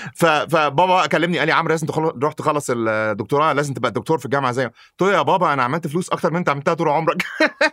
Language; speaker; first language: Arabic; native; Arabic